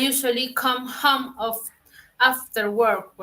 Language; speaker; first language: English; non-native, learner; Spanish